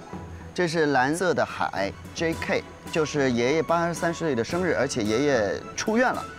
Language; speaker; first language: Chinese; native; Chinese